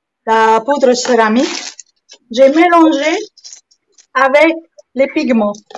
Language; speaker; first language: French; non-native, fluent; Italian